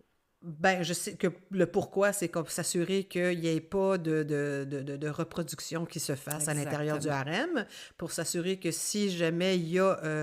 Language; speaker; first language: French; native; French